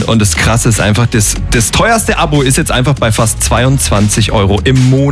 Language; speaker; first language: German; native; German